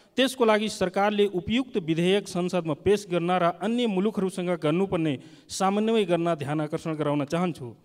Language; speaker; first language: Nepali; non-native, local second language; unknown